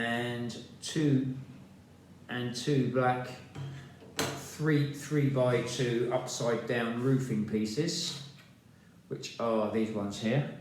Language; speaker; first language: English; native; English